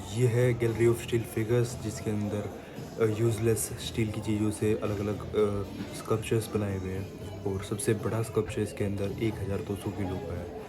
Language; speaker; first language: Hindi; native; Hindi